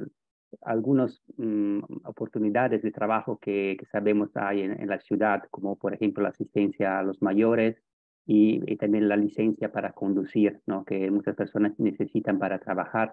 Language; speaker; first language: Spanish; non-native, fluent; Italian